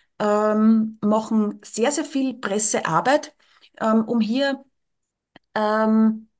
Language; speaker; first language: German; native; German